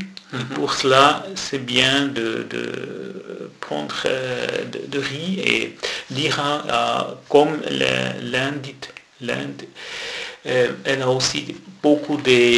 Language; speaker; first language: French; non-native, local second language; German